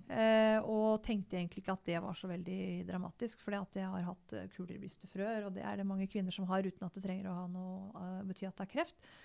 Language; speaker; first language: Norwegian; native; Norwegian